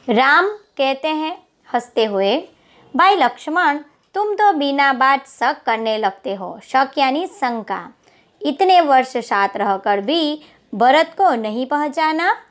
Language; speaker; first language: Hindi; non-native, local second language; Gujarati